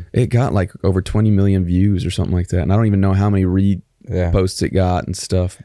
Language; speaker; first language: English; native; English